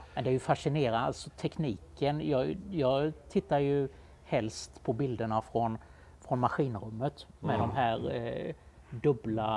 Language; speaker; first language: Swedish; native; Swedish